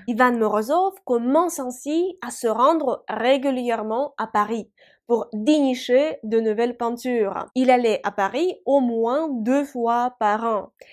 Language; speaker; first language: French; non-native, fluent; Russian